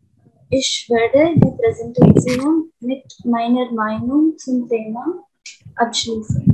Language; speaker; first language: German; non-native, learner; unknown